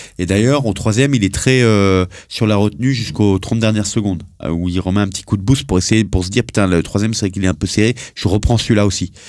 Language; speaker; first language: French; native; French